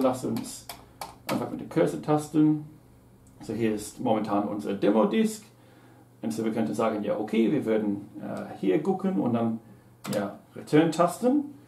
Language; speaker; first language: German; non-native, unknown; English